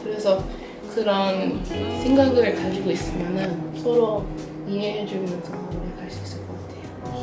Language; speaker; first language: Korean; non-native, fluent; English